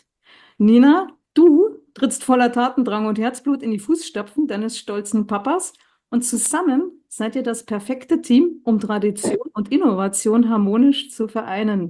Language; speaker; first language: German; native; German